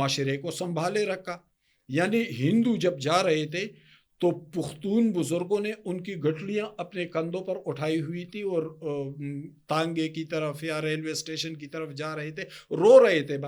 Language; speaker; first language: Urdu; native; Urdu